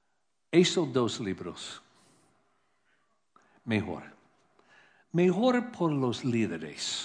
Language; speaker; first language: Spanish; non-native, learner; English